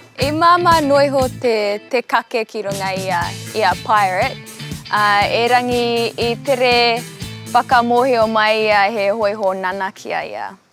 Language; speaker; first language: Māori; non-native, local second language; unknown